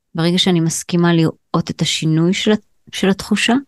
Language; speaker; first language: Hebrew; native; Hebrew